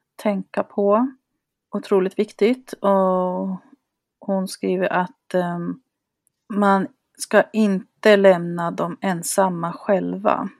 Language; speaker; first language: Swedish; early bilingual, other home language; Spanish